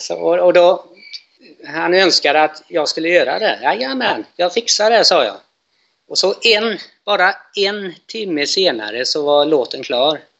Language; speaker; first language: Swedish; native; Swedish